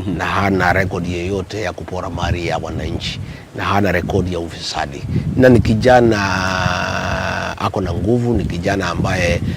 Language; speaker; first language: Swahili; non-native, local second language; Kikuyu